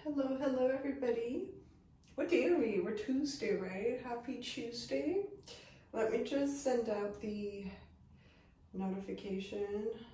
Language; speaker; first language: English; native; English